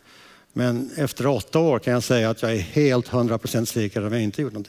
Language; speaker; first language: Swedish; early bilingual, heritage; Swedish